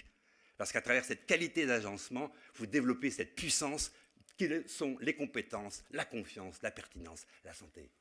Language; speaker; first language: French; native; French